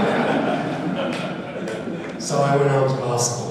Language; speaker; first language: English; non-native, fluent; Cree